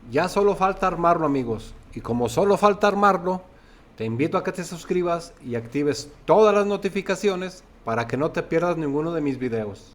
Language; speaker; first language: Spanish; native; Spanish